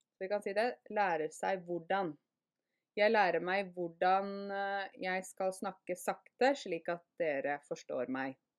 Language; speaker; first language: Norwegian; native; Norwegian